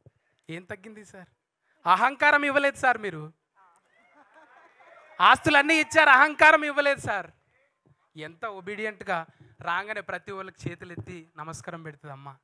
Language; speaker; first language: Telugu; native; Telugu